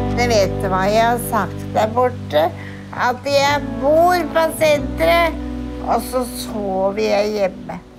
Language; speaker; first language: Norwegian; native; Norwegian